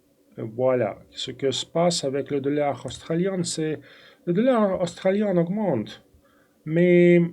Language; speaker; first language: French; non-native, fluent; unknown